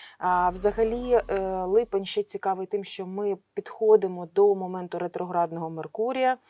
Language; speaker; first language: Ukrainian; non-native, local second language; Russian